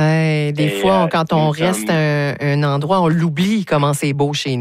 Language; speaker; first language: French; native; French